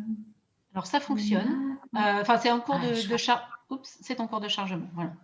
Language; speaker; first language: French; native; French